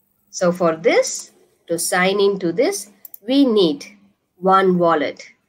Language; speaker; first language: English; non-native, local second language; Tamil